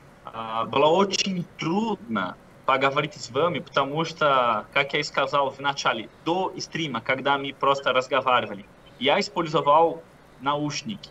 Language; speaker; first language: Russian; non-native, fluent; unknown